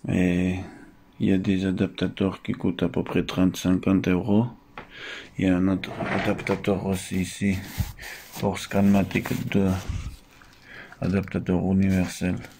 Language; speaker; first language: French; non-native, fluent; Russian